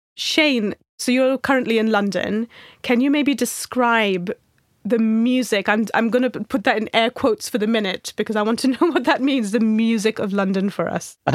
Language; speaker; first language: English; non-native, local second language; Hindi